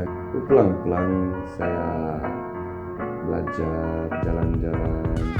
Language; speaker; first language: Indonesian; non-native, fluent; Turkish